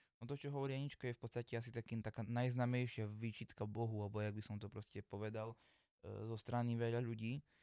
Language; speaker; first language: Slovak; native; Slovak